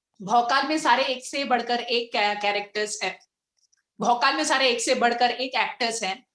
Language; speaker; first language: Hindi; non-native, local second language; Bangla